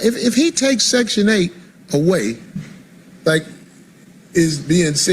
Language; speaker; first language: English; native; English